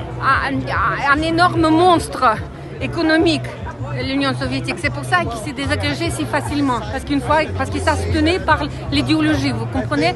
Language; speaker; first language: French; non-native, fluent; Russian